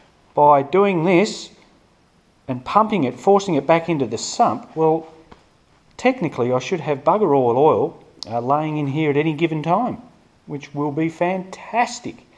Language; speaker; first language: English; native; English